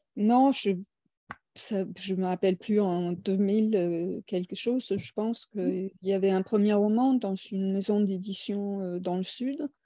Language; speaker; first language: French; non-native, fluent; Danish